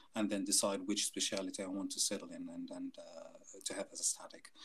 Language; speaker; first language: English; non-native, fluent; Arabic